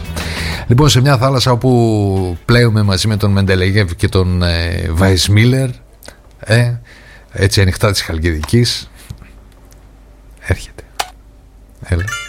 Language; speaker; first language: Greek; native; Greek